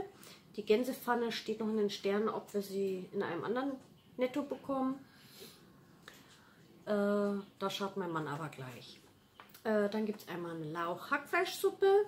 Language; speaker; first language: German; native; German